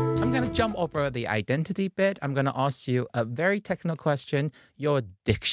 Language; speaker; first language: English; non-native, fluent; Chinese